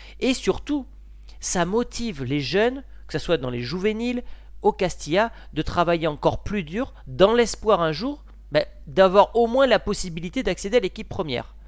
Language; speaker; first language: French; native; French